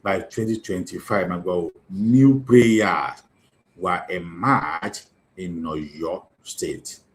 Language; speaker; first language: English; non-native, local second language; Yoruba